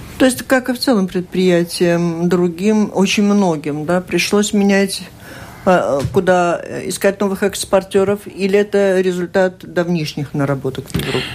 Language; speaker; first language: Russian; native; Russian